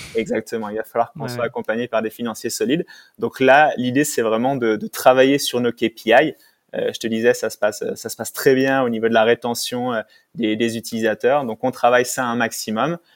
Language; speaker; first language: French; native; French